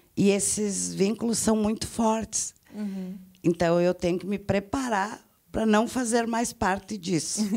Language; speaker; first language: Portuguese; native; Portuguese